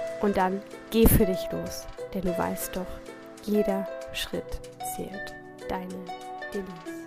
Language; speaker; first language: German; native; German